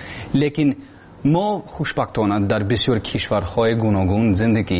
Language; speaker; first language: Persian; non-native, learner; English